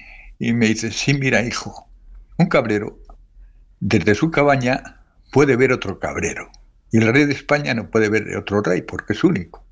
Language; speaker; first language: Spanish; native; Spanish